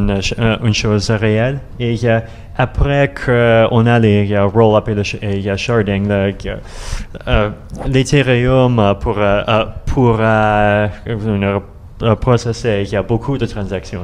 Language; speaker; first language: French; non-native, learner; Russian